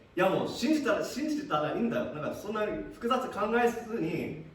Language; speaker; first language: Japanese; early bilingual, heritage; Japanese